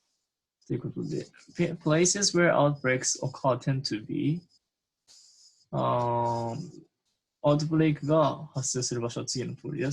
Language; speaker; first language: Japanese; native; Japanese